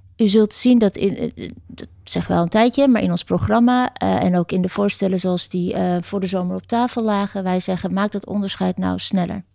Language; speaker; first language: Dutch; early bilingual, other home language; Turkish